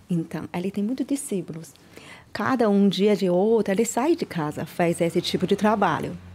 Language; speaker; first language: Portuguese; non-native, learner; Chinese